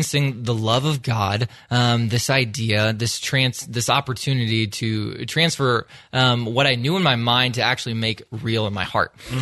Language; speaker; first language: English; native; English